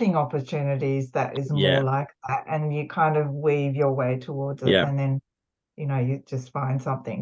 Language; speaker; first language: English; native; English